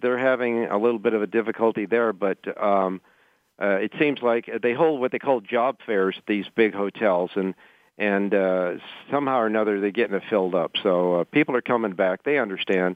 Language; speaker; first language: English; native; English